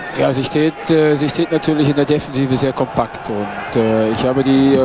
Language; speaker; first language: German; native; German